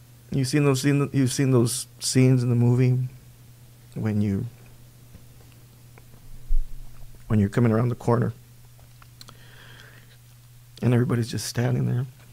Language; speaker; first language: English; early bilingual, other home language; Spanish